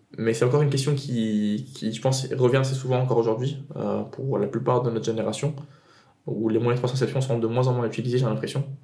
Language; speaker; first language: French; non-native, local second language; Arabic